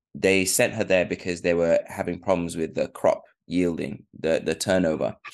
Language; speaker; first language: English; native; English